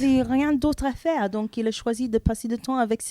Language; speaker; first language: French; non-native, learner; English